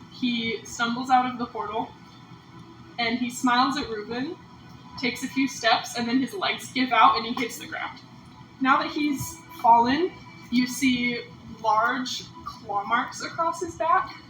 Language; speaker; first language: English; native; English